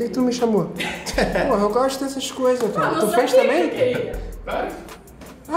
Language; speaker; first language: Portuguese; native; Portuguese